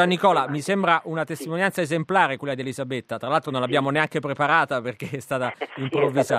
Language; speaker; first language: Italian; native; Italian